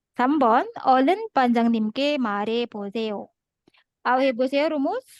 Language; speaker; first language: Korean; non-native, learner; Indonesian